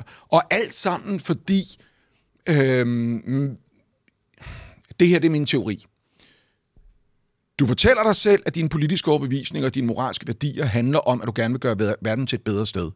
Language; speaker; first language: Danish; native; Danish